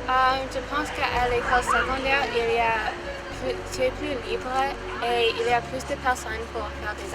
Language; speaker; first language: French; non-native, learner; English